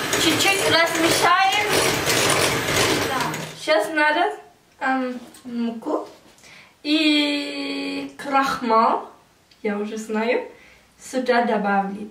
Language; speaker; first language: Russian; early bilingual, heritage; German